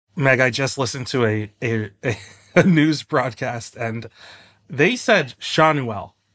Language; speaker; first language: English; native; English